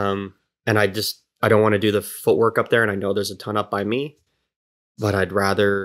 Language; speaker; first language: English; native; English